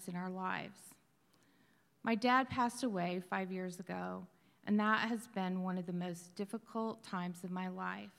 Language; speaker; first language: English; native; English